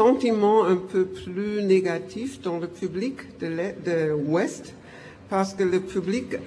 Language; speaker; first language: French; non-native, fluent; German